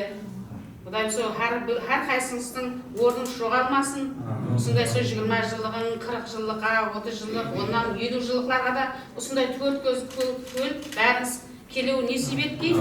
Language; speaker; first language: Kazakh; native; Kazakh